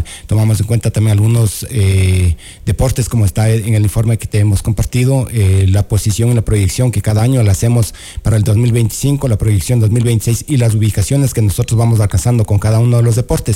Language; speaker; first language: Spanish; native; Spanish